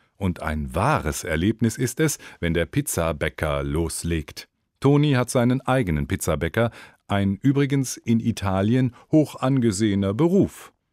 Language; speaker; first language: German; native; German